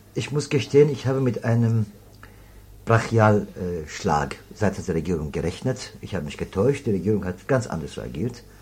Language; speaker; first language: German; non-native, fluent; Persian